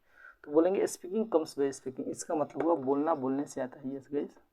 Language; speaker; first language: Hindi; native; Hindi